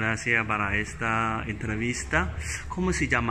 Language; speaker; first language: Spanish; non-native, learner; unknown